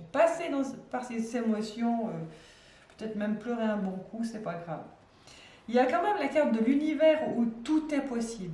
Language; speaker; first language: French; native; French